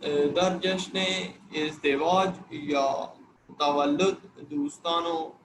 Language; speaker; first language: Persian; non-native, learner; Urdu